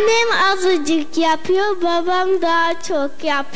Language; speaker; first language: Turkish; non-native, learner; Arabic